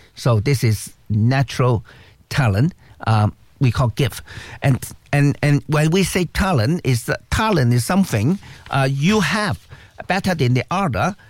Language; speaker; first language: English; non-native, local second language; Cantonese